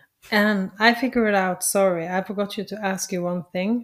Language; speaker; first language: English; non-native, fluent; Norwegian